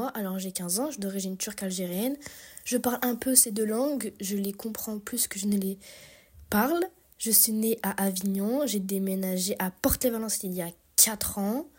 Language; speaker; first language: French; early bilingual, other home language; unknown